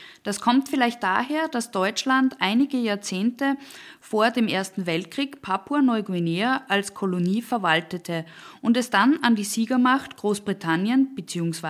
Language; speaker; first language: German; native; German